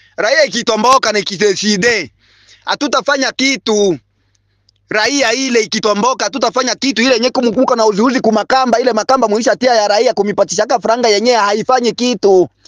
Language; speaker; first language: Swahili; non-native, local second language; Bembe